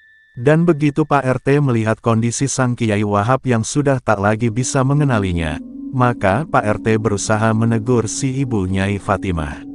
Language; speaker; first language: Indonesian; native; Indonesian